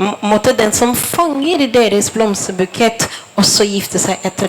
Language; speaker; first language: Swedish; non-native, fluent; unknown